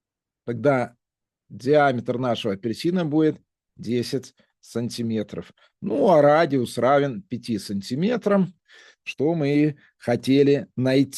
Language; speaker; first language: Russian; native; Russian